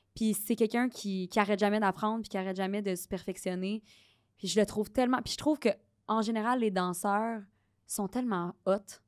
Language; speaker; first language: French; native; French